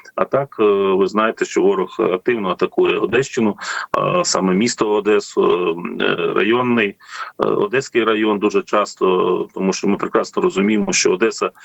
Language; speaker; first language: Ukrainian; native; Ukrainian